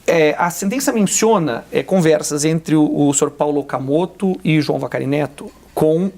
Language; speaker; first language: Portuguese; native; Portuguese